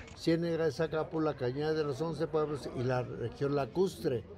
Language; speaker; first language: Spanish; native; Spanish